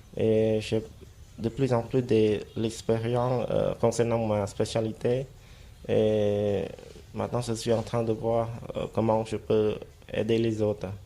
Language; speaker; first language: French; non-native, fluent; Khmer